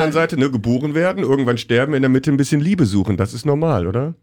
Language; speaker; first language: German; native; German